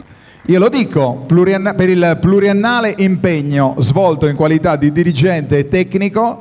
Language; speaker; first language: Italian; native; Italian